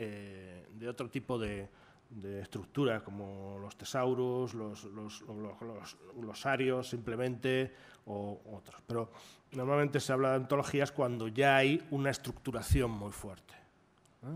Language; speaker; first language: Spanish; native; Spanish